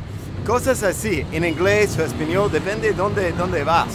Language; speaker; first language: Spanish; non-native, fluent; English